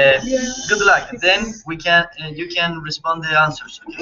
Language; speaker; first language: English; non-native, learner; Spanish